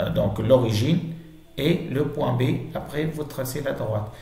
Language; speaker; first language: French; non-native, local second language; Arabic